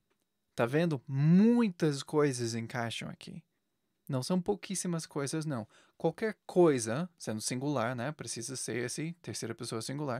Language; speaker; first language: Portuguese; non-native, fluent; English